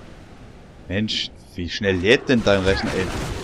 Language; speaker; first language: German; native; German